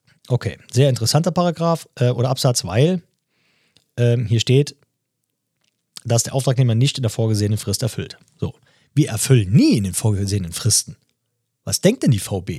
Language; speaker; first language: German; native; German